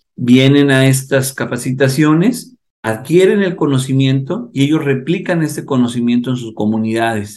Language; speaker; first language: Spanish; native; Spanish